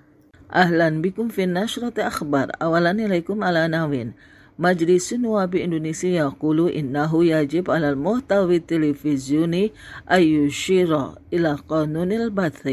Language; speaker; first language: Arabic; non-native, fluent; Indonesian